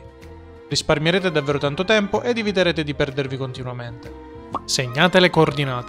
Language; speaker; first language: Italian; native; Italian